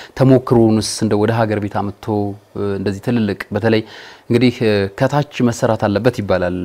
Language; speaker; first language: Amharic; native; Amharic